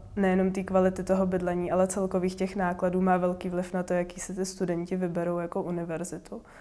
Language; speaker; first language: Czech; native; Czech